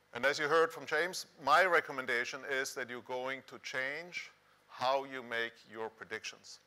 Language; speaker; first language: English; non-native, fluent; Swiss German